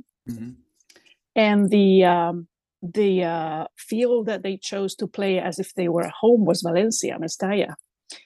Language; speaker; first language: English; non-native, fluent; Spanish